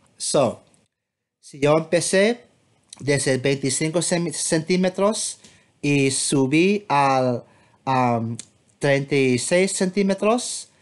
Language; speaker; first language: Spanish; non-native, fluent; English